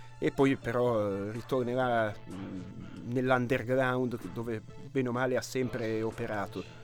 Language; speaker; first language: Italian; native; Italian